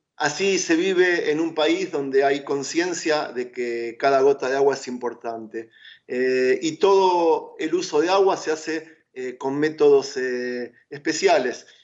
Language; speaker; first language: Spanish; native; Spanish